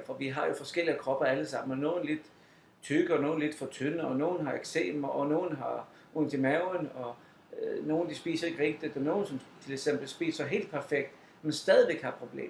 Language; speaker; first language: Danish; non-native, fluent; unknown